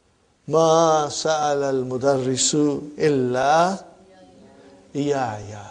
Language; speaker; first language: Arabic; non-native, fluent; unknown